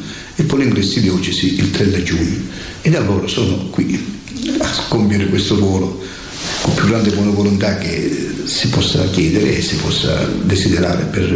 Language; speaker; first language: Italian; native; Italian